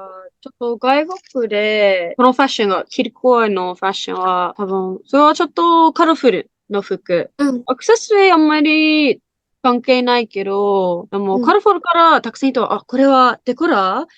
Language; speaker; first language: Japanese; non-native, learner; English